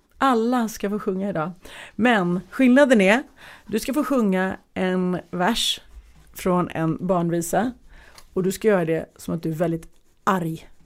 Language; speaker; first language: Swedish; early bilingual, other home language; Russian